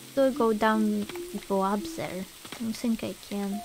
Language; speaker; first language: English; non-native, fluent; Russian